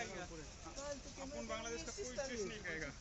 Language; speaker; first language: Hindi; non-native, local second language; Bangla